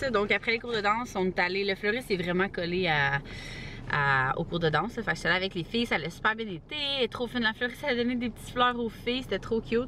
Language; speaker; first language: French; native; French